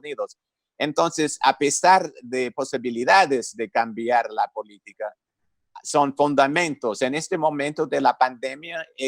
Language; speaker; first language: Spanish; non-native, fluent; English